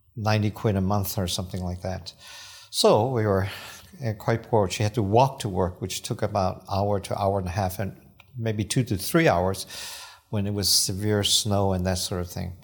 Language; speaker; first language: English; early bilingual, other home language; Cantonese